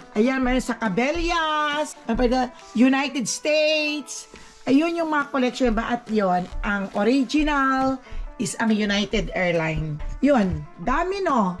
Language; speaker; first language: Filipino; native; Filipino